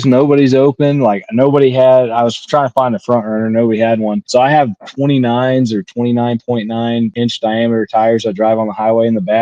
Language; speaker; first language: English; native; English